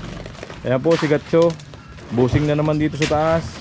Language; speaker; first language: Filipino; native; Filipino